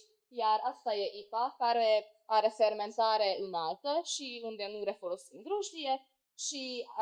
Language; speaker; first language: Romanian; non-native, local second language; Hungarian